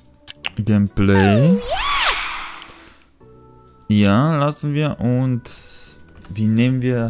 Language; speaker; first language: German; non-native, fluent; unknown